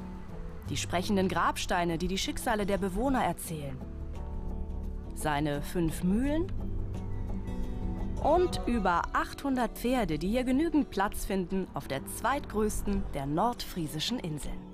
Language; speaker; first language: German; native; German